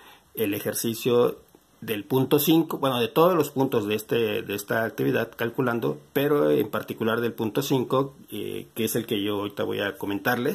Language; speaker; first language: Spanish; native; Spanish